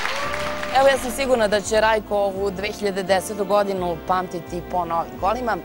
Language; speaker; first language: Serbian; native; Serbian